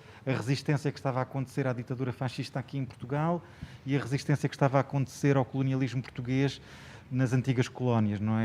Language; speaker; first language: Portuguese; native; Portuguese